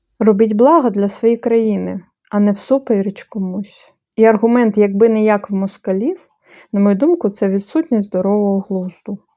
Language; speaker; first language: Ukrainian; non-native, fluent; Bulgarian